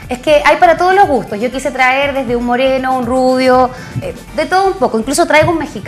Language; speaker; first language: Spanish; native; Spanish